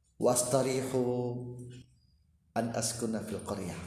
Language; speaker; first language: Arabic; non-native, learner; Indonesian